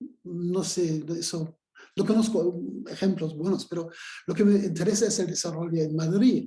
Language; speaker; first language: Spanish; non-native, fluent; German